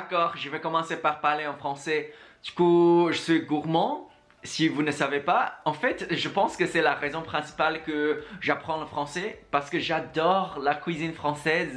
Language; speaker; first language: French; non-native, fluent; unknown